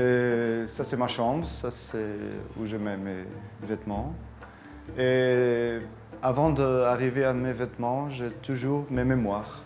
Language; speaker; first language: French; non-native, fluent; Portuguese